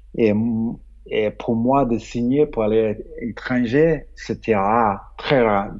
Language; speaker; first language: French; non-native, fluent; English